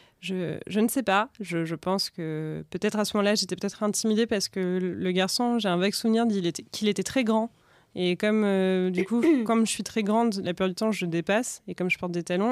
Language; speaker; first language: French; native; French